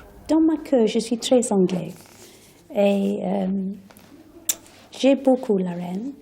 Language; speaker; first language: French; non-native, learner; English